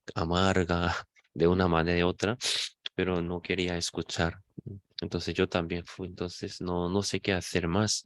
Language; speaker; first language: Spanish; non-native, fluent; Korean